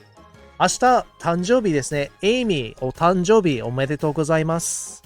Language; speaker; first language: Japanese; non-native, learner; English